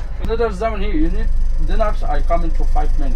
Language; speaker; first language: English; non-native, learner; Arabic